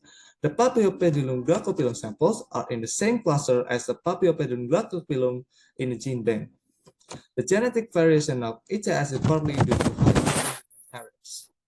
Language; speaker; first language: English; non-native, learner; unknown